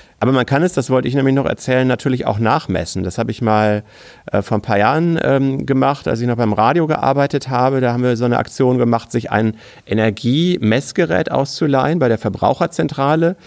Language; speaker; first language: German; native; German